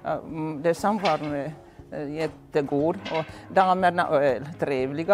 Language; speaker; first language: Swedish; non-native, local second language; Finnish